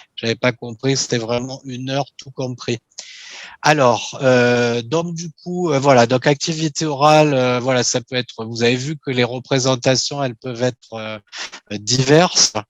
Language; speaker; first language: French; native; French